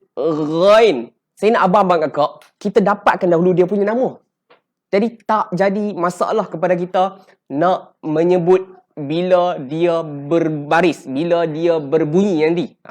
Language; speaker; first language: Malay; native; Malay